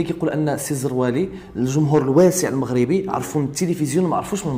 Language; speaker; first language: Arabic; native; Arabic